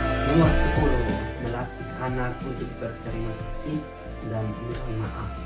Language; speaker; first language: Indonesian; non-native, fluent; German